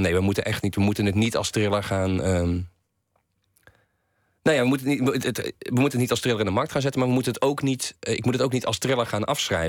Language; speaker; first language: Dutch; native; Dutch